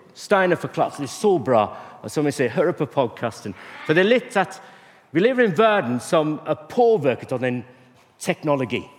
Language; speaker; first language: Norwegian; non-native, fluent; English